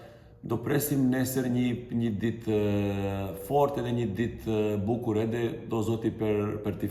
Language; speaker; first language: Albanian; non-native, learner; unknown